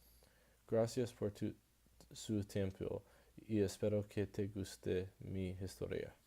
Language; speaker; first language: Spanish; non-native, learner; English